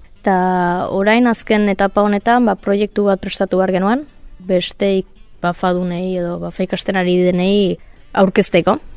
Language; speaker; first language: Basque; non-native, local second language; Spanish